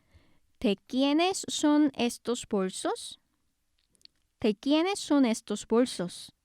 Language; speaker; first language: Spanish; non-native, fluent; Korean